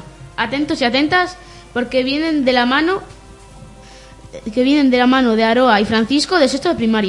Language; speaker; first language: Spanish; native; Spanish